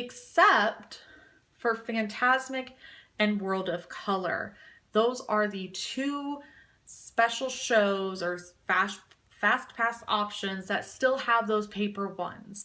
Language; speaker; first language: English; native; English